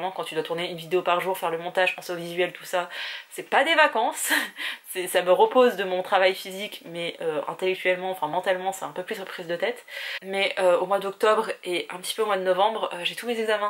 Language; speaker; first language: French; native; French